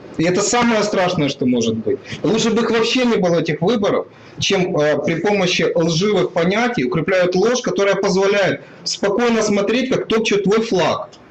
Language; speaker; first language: Russian; non-native, local second language; Ukrainian